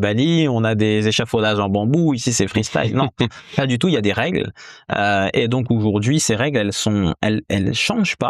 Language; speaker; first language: French; native; French